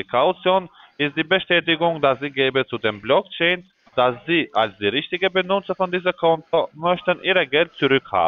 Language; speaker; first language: German; non-native, fluent; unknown